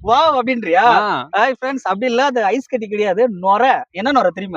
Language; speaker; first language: Tamil; native; Tamil